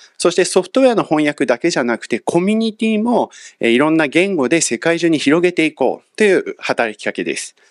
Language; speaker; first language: Japanese; early bilingual, other home language; English